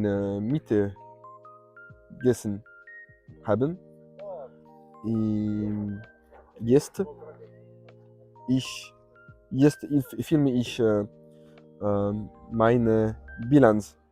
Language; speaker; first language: German; non-native, learner; French